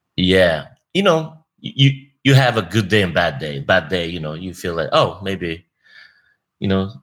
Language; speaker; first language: English; non-native, fluent; Japanese